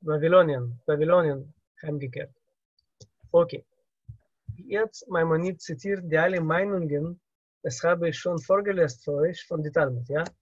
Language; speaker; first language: German; non-native, learner; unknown